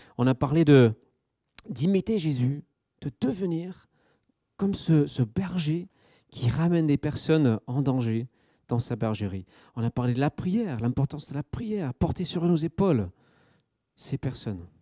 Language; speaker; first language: French; native; French